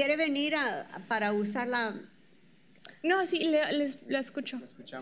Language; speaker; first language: Spanish; early bilingual, heritage; Spanish